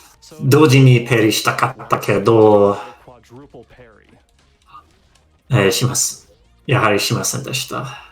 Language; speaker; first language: Japanese; non-native, fluent; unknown